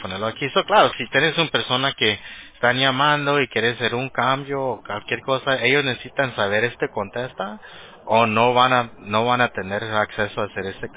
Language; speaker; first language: Spanish; early bilingual, heritage; Spanish